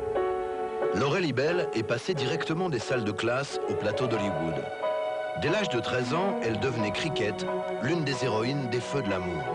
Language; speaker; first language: French; native; French